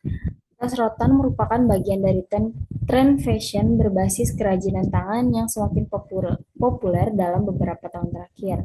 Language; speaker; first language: Indonesian; native; Indonesian